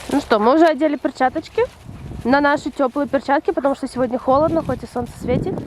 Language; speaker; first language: Russian; early bilingual, heritage; Russian